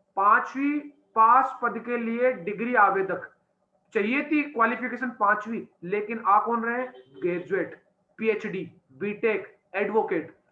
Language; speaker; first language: Hindi; native; Hindi